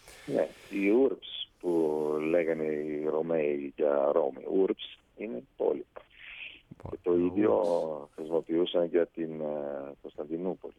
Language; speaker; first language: Greek; non-native, fluent; Italian